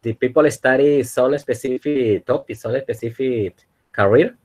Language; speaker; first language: English; non-native, learner; Spanish